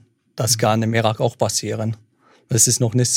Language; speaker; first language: German; non-native, fluent; Arabic